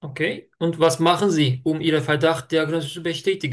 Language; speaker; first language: German; non-native, learner; Turkish